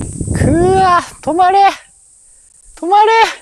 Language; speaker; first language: Japanese; native; Japanese